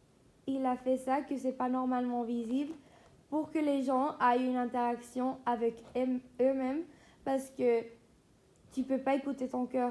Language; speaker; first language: French; non-native, fluent; Spanish